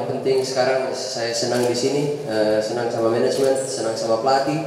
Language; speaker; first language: Indonesian; non-native, fluent; Dutch